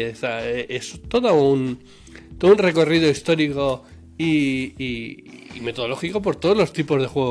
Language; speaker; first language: Spanish; native; Spanish